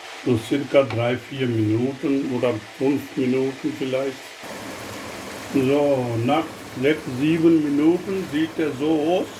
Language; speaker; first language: German; non-native, learner; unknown